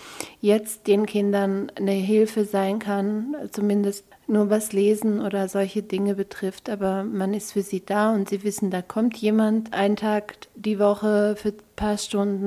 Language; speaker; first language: German; early bilingual, other home language; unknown